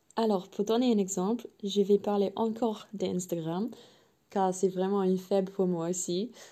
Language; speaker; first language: French; non-native, learner; English